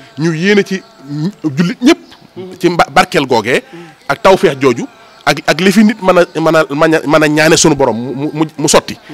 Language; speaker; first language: Wolof; native; Wolof